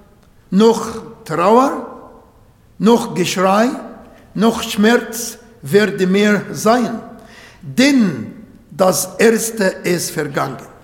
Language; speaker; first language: German; non-native, learner; Arabic